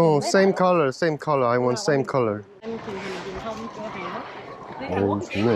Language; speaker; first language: English; non-native, learner; Korean